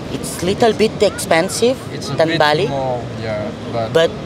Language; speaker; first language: English; non-native, learner; French